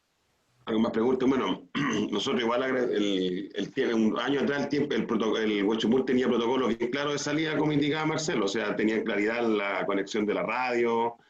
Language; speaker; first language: Spanish; native; Spanish